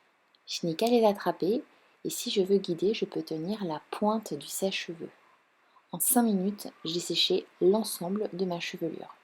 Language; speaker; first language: French; native; French